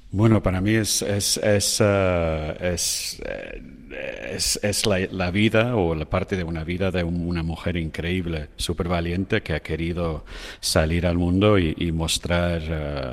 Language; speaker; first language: Spanish; non-native, fluent; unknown